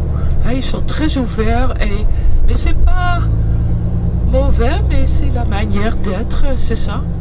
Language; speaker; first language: French; early bilingual, heritage; Dutch